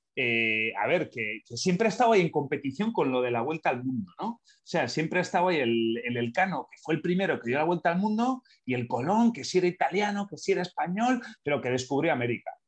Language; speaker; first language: Spanish; native; Spanish